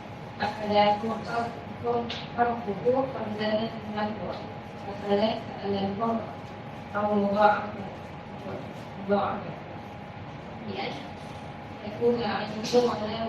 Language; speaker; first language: Arabic; non-native, learner; Malay